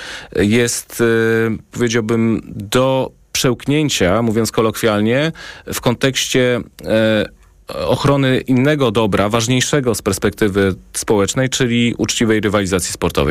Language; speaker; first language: Polish; native; Polish